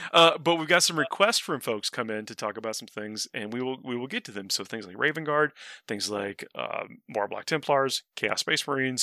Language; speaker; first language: English; native; English